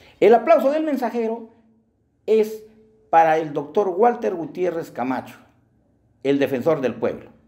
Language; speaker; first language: Spanish; native; Spanish